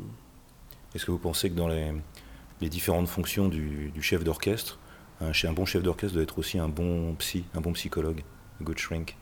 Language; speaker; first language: French; native; French